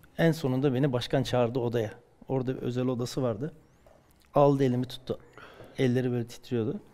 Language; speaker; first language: Turkish; early bilingual, heritage; Turkish